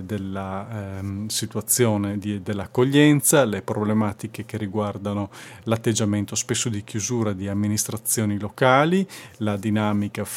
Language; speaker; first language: Italian; native; Italian